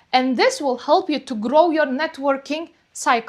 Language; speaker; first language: English; non-native, fluent; Uzbek